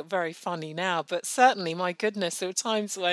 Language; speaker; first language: English; non-native, local second language; Yoruba